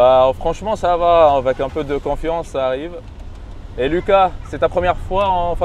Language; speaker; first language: French; native; French